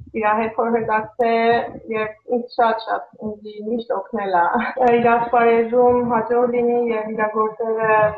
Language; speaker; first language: Armenian; early bilingual, heritage; Armenian